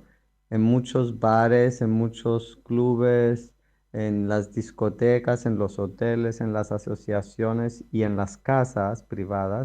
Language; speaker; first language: Spanish; non-native, fluent; Greek